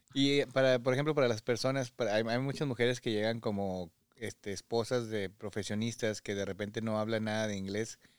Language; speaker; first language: Spanish; native; Spanish